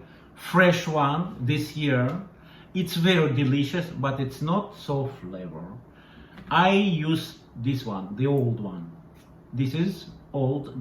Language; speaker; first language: English; non-native, learner; Russian